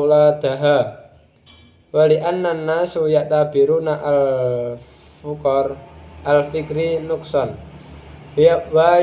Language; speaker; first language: Arabic; non-native, learner; Indonesian